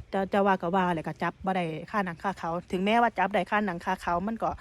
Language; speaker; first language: Thai; native; Thai